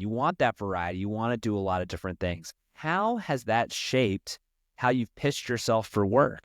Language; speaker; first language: English; native; English